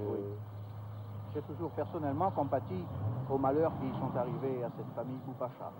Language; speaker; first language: French; native; French